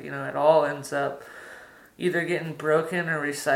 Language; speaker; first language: English; native; English